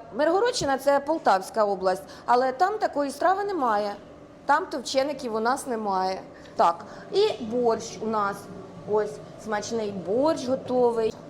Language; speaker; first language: Ukrainian; native; Ukrainian